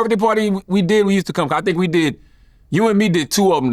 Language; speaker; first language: English; native; English